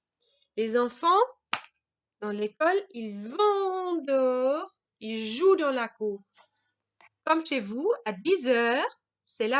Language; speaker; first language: French; non-native, fluent; German